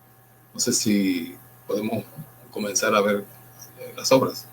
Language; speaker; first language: Spanish; native; Spanish